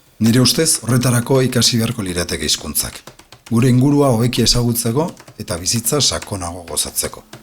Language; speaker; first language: Basque; non-native, local second language; Spanish